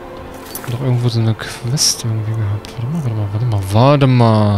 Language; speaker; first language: German; native; German